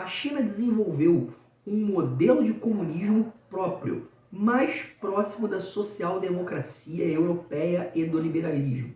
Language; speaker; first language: Portuguese; native; Portuguese